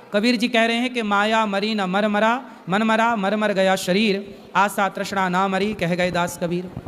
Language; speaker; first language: Hindi; native; Hindi